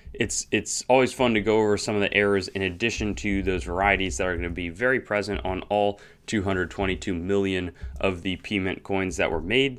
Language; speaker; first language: English; native; English